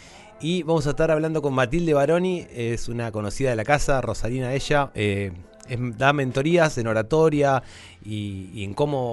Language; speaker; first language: Spanish; native; Spanish